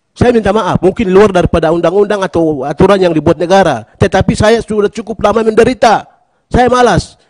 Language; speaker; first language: Indonesian; non-native, local second language; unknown